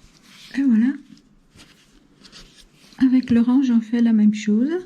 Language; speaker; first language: French; non-native, fluent; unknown